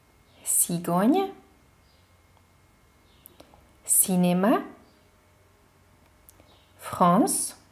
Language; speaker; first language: French; non-native, fluent; Hungarian